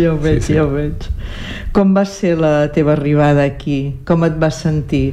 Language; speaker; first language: Catalan; native; Catalan